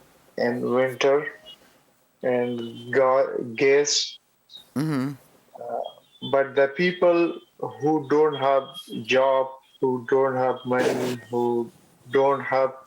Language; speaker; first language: English; non-native, learner; Pashto